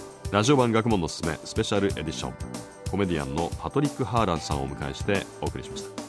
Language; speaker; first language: Japanese; native; Japanese